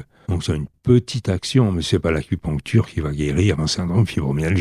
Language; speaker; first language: French; native; French